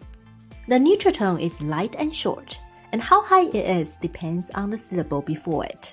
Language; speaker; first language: English; non-native, fluent; Chinese